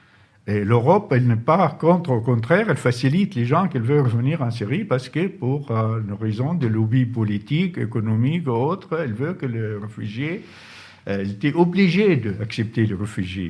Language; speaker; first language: French; non-native, fluent; Arabic